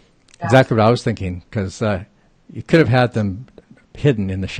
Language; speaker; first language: English; native; English